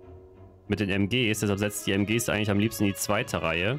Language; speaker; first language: German; native; German